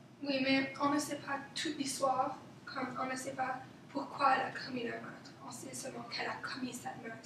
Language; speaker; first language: French; non-native, local second language; English